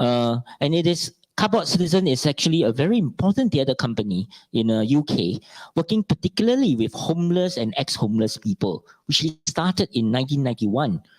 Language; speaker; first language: English; non-native, local second language; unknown